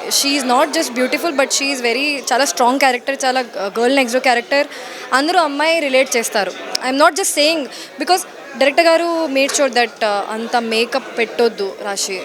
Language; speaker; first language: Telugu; non-native, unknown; Hindi